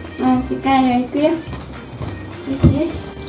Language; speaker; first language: Japanese; native; Japanese